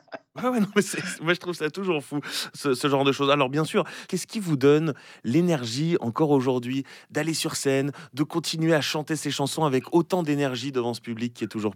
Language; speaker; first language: French; native; French